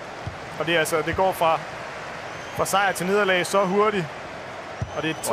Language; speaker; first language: Danish; native; Danish